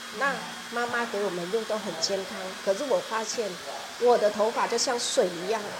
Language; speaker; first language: Chinese; non-native, fluent; Vietnamese